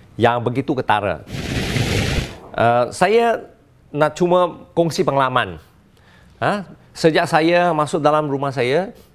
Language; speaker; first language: Malay; non-native, local second language; Chinese